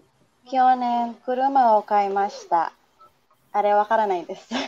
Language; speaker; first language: Japanese; non-native, learner; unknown